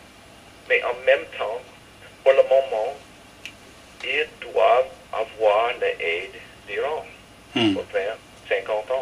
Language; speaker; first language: French; non-native, fluent; English